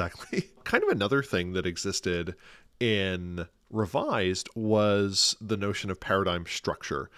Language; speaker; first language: English; native; English